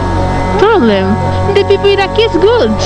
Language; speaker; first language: English; non-native, learner; Arabic